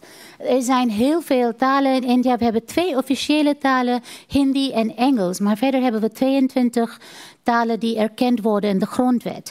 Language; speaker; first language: Dutch; non-native, fluent; Tamil